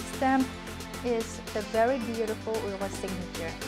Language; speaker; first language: English; non-native, fluent; Chinese